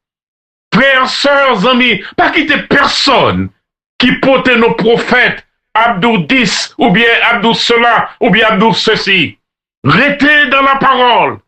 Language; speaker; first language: French; non-native, local second language; Haitian Creole